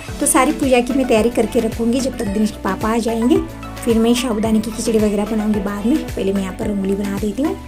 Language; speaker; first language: Hindi; non-native, local second language; Marathi